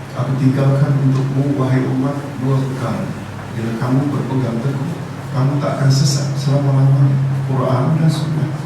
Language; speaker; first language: Malay; native; Malay